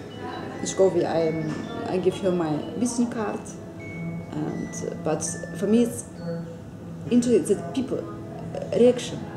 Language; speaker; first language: English; non-native, learner; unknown